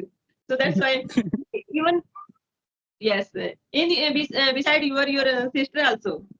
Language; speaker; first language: English; non-native, learner; Hindi